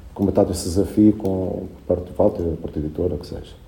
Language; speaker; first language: Portuguese; early bilingual, other home language; Spanish